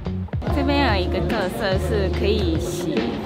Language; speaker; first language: Chinese; non-native, fluent; Japanese